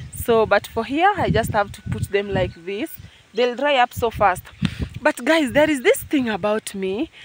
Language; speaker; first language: English; non-native, local second language; Luo (Kenya and Tanzania)